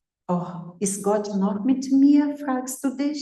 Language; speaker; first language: German; non-native, fluent; Portuguese